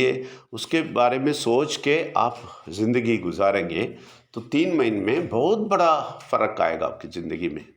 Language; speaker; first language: Hindi; non-native, local second language; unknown